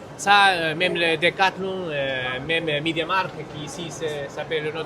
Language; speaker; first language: French; non-native, fluent; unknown